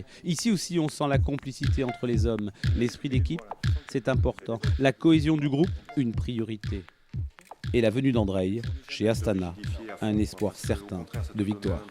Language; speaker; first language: French; native; French